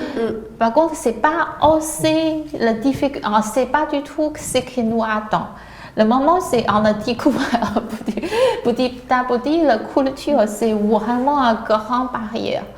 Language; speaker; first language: French; non-native, learner; Chinese